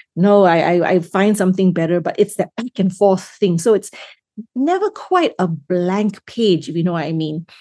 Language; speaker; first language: English; native; English